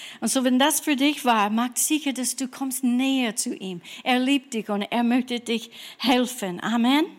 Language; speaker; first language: German; non-native, fluent; English